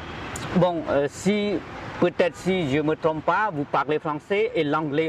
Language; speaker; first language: French; non-native, fluent; Khmer